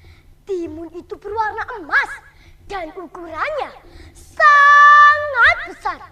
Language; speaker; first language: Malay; non-native, local second language; Javanese